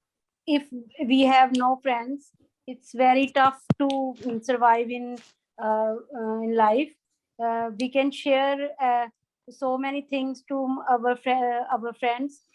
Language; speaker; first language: English; non-native, learner; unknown